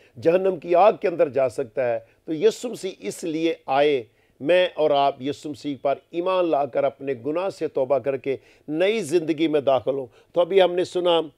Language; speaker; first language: Urdu; non-native, local second language; Punjabi